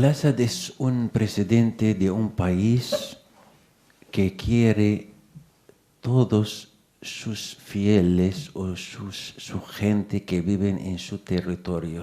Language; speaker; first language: Spanish; non-native, fluent; Arabic